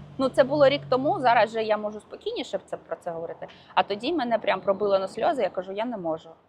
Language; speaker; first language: Ukrainian; non-native, local second language; Russian